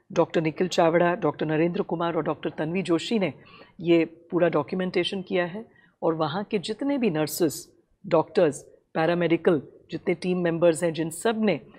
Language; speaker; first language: Hindi; non-native, local second language; Tamil